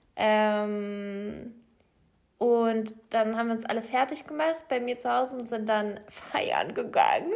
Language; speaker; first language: German; native; German